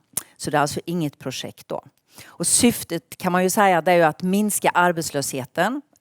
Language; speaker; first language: Swedish; native; Swedish